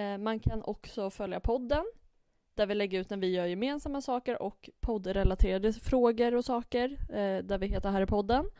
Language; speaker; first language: Swedish; native; Swedish